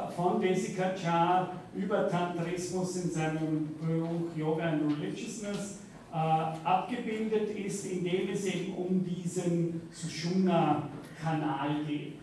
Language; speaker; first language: German; native; German